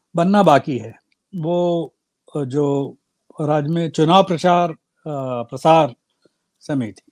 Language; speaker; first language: Hindi; native; Hindi